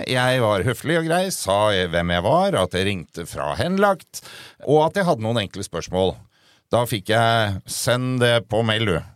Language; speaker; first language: Norwegian; native; Norwegian